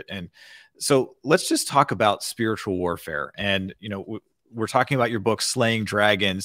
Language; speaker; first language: English; native; English